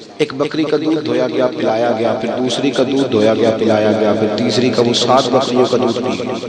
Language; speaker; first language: Urdu; non-native, local second language; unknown